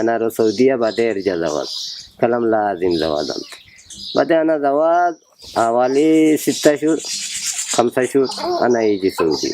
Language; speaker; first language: Arabic; non-native, learner; Bangla